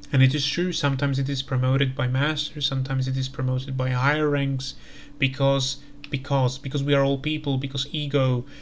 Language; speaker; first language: English; non-native, fluent; Slovak